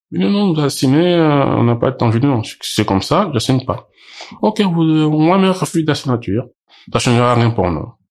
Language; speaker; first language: French; non-native, local second language; Portuguese